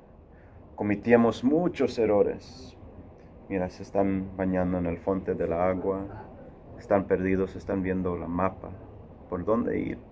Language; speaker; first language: Spanish; early bilingual, heritage; Spanish